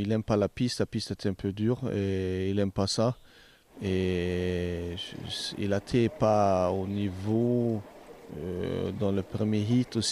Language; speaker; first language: French; non-native, learner; Swedish